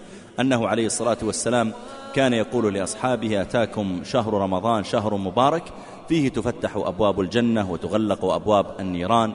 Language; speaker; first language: Arabic; native; Arabic